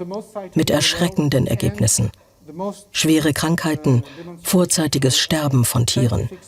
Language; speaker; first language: German; native; German